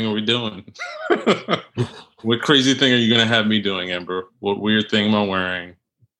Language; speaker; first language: English; native; English